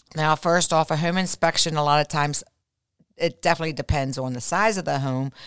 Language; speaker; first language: English; native; English